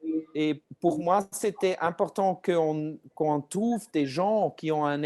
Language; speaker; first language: French; non-native, learner; German